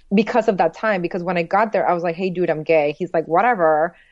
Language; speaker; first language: English; early bilingual, other home language; Spanish